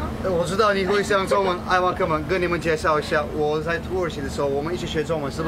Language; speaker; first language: Chinese; non-native, fluent; Turkish